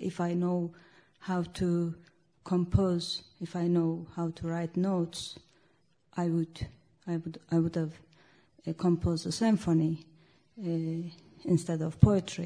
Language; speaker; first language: English; non-native, fluent; Turkish